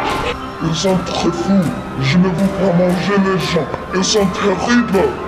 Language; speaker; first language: French; non-native, learner; English